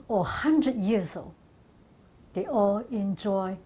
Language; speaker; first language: English; non-native, learner; Chinese